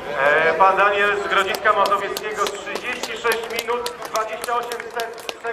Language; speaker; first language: Polish; native; Polish